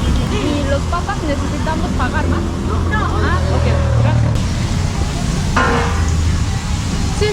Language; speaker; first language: Spanish; non-native, learner; Korean